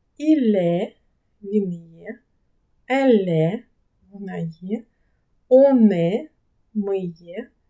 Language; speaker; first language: French; non-native, fluent; Ukrainian